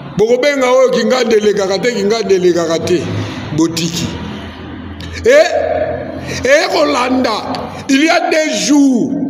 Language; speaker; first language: Lingala; non-native, local second language; Kongo